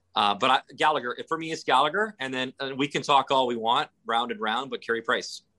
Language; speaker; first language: English; native; English